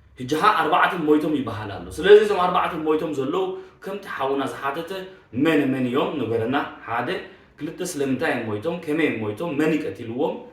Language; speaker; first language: Tigrinya; early bilingual, heritage; Tigrinya